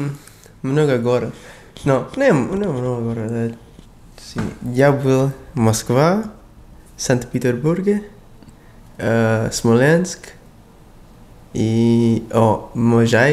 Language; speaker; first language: Russian; non-native, learner; English